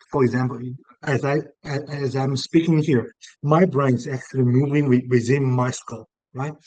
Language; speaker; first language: English; non-native, fluent; Chinese